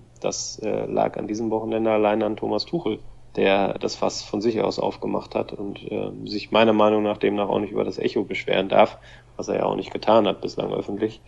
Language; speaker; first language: German; native; German